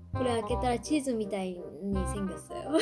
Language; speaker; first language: Korean; non-native, learner; Japanese